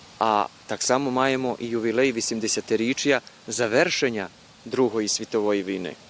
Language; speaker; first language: Ukrainian; early bilingual, heritage; Ukrainian